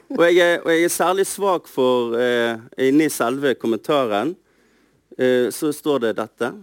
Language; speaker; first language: Norwegian; native; Norwegian